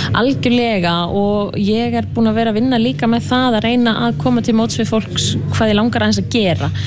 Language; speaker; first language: Icelandic; native; Icelandic